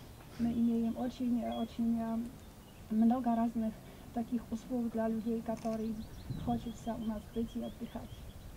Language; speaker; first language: Russian; non-native, learner; Polish